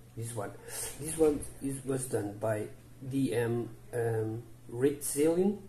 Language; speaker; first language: English; non-native, learner; Portuguese